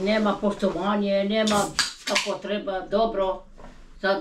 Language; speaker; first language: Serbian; non-native, local second language; Albanian